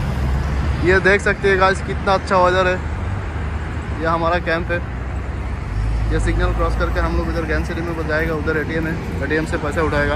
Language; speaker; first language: Hindi; non-native, learner; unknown